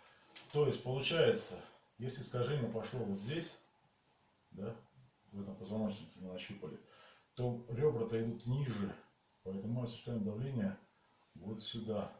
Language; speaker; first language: Russian; native; Russian